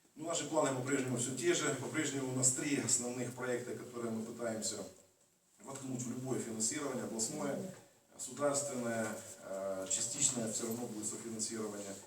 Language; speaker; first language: Russian; native; Russian